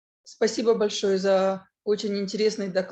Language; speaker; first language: Russian; native; Russian